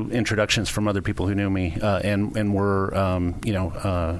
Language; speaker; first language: English; native; English